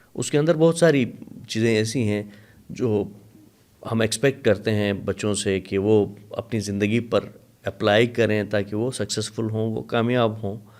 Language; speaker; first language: Urdu; non-native, local second language; Sicilian